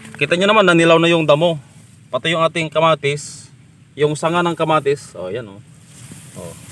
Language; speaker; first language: Filipino; non-native, local second language; Iloko